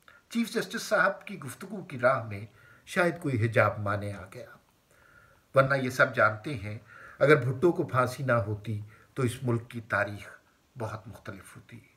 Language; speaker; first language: Urdu; native; Urdu